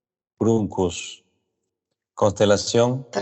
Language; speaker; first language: Spanish; native; Spanish